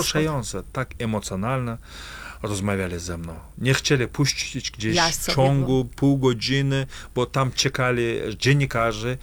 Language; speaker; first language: Polish; non-native, fluent; Kazakh